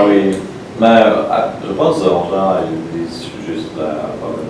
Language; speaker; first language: French; non-native, learner; Polish